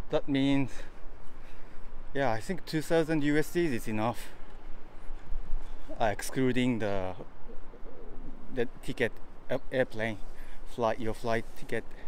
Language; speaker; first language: English; non-native, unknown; Japanese